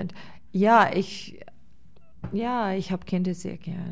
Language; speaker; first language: German; non-native, fluent; English